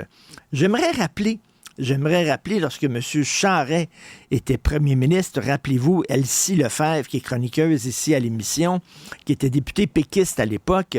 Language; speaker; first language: French; native; French